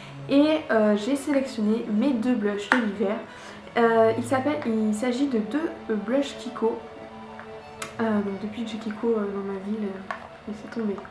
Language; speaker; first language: French; native; French